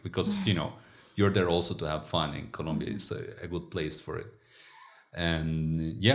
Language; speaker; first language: English; non-native, fluent; Spanish